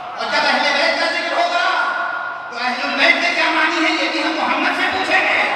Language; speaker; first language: Urdu; native; Urdu